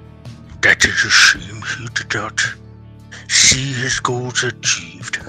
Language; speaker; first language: English; native; English